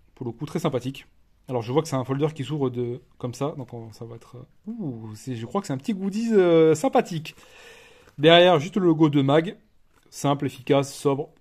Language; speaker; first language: French; native; French